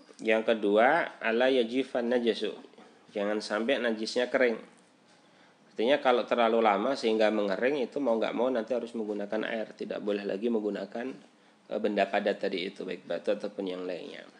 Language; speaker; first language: Indonesian; native; Indonesian